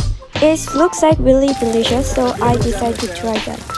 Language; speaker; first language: English; non-native, learner; Japanese